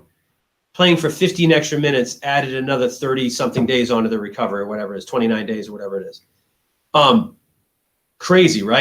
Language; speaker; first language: English; native; English